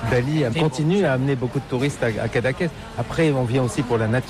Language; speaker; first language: French; native; French